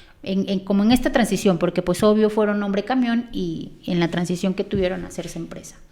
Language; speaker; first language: Spanish; native; Spanish